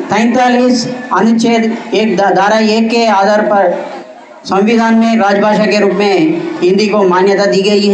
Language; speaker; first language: Hindi; non-native, local second language; Telugu